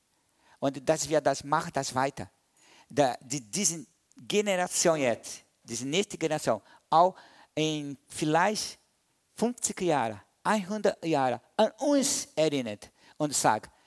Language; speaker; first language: German; non-native, learner; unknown